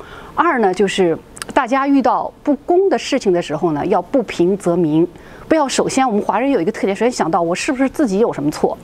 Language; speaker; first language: Chinese; native; Chinese